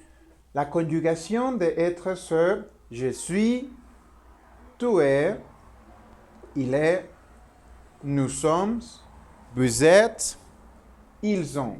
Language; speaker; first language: French; non-native, learner; Spanish